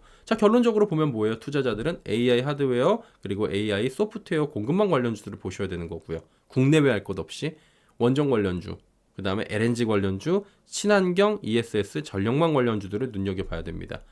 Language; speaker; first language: Korean; native; Korean